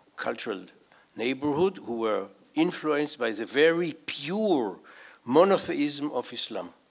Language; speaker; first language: English; non-native, fluent; Hebrew